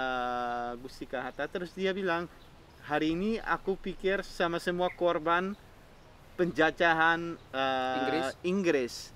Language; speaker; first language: Indonesian; non-native, fluent; Dutch